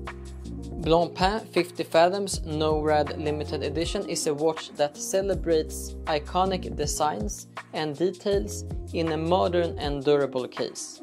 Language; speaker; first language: English; non-native, fluent; Swedish